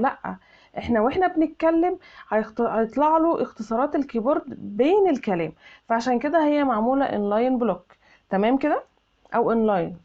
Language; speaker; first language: Arabic; native; Arabic